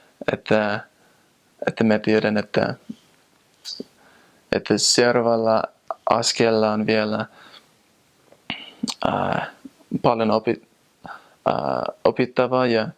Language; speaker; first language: Finnish; non-native, fluent; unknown